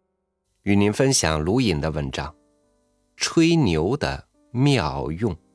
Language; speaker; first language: Chinese; native; Chinese